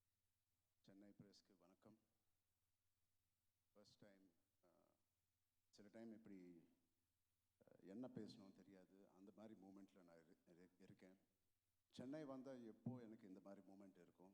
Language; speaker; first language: Tamil; non-native, local second language; Telugu